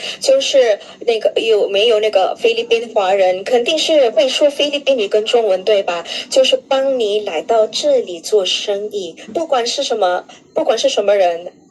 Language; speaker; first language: Chinese; non-native, fluent; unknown